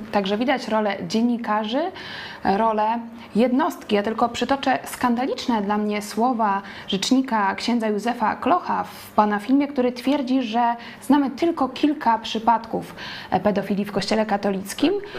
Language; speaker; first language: Polish; native; Polish